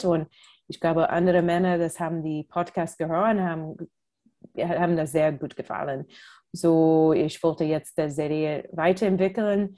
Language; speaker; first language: German; non-native, fluent; English